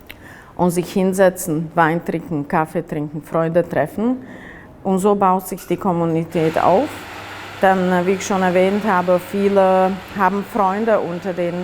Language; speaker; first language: German; non-native, fluent; Slovak